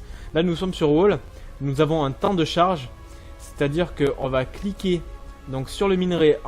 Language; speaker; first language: French; native; French